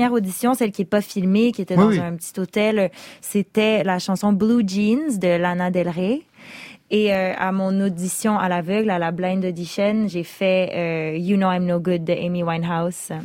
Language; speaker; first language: French; native; French